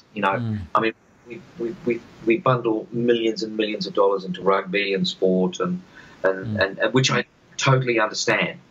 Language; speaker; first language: English; native; English